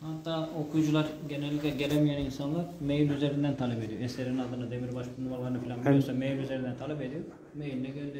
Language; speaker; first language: Turkish; native; Turkish